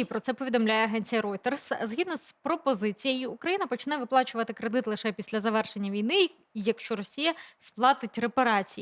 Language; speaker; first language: Ukrainian; native; Ukrainian